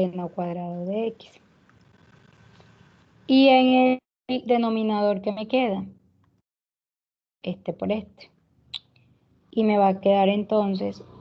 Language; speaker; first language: Spanish; native; Spanish